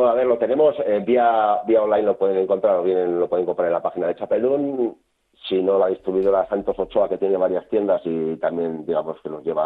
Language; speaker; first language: Spanish; native; Spanish